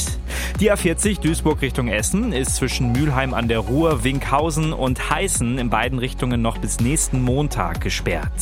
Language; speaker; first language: German; native; German